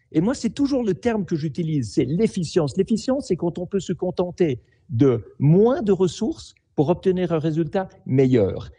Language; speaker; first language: French; native; French